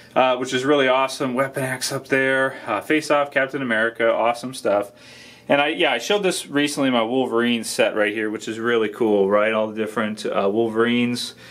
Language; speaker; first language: English; native; English